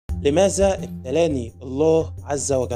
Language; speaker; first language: Arabic; native; Arabic